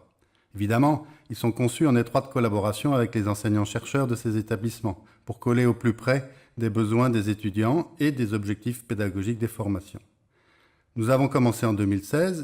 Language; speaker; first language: French; native; French